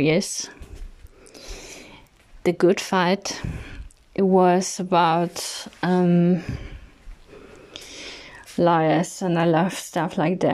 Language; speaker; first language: English; non-native, fluent; German